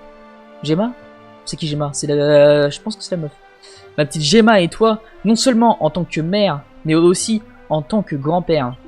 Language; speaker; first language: French; native; French